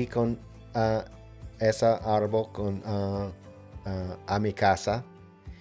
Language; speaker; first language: Spanish; non-native, learner; English